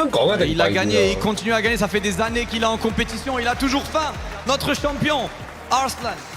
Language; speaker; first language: French; native; French